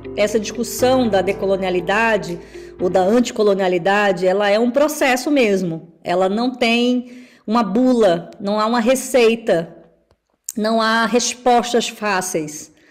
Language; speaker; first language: Portuguese; native; Portuguese